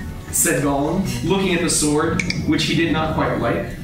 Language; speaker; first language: English; early bilingual, other home language; Portuguese